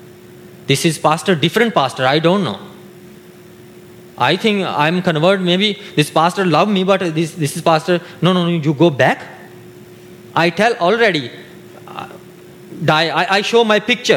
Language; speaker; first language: English; non-native, learner; Urdu